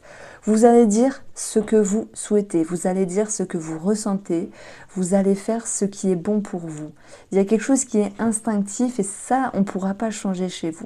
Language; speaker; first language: French; native; French